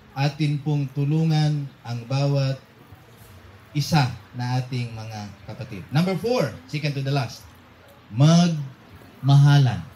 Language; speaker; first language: Filipino; non-native, local second language; Cebuano